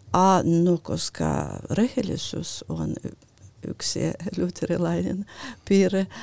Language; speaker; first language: Finnish; non-native, fluent; Russian